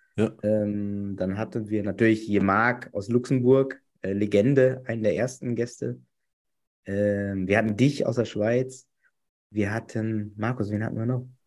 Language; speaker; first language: German; native; German